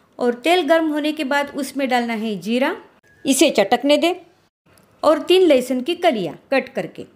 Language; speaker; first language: Hindi; non-native, local second language; Marathi